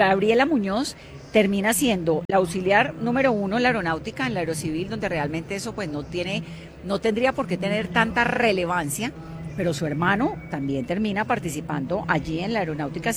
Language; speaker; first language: Spanish; native; Spanish